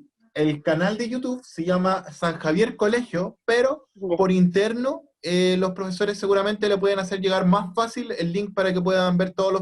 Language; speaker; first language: Spanish; native; Spanish